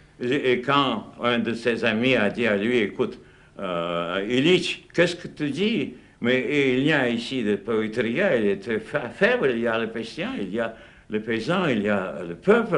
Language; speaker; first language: French; non-native, fluent; Russian